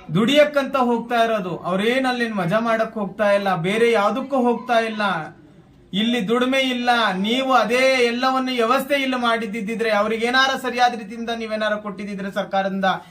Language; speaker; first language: Kannada; non-native, local second language; Lambadi